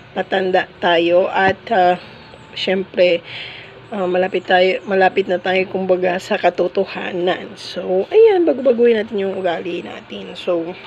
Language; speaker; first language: Filipino; non-native, local second language; Cebuano